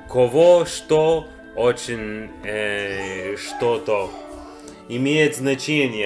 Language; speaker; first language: Russian; non-native, learner; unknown